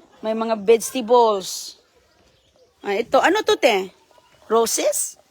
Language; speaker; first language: Filipino; non-native, local second language; Cebuano